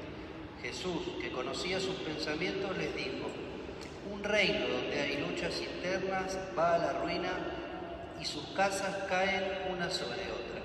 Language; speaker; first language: Spanish; native; Spanish